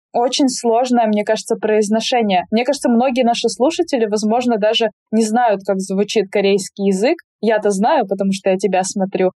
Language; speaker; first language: Russian; native; Russian